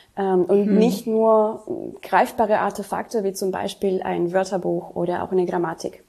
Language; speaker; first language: German; non-native, fluent; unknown